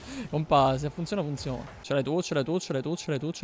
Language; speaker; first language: Italian; native; Italian